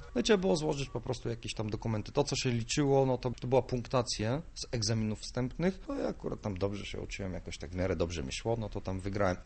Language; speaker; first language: Polish; non-native, fluent; Bulgarian